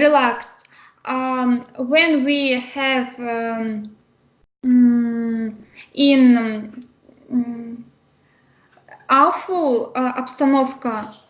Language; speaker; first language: English; non-native, learner; Russian